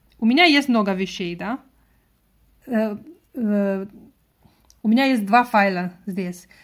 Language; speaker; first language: Russian; non-native, learner; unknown